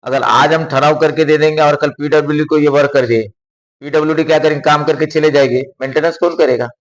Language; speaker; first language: Hindi; non-native, local second language; Marathi